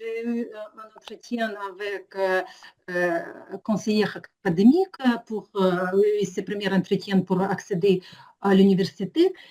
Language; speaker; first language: French; non-native, learner; Ukrainian